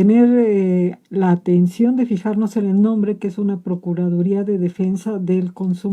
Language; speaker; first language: Spanish; native; Spanish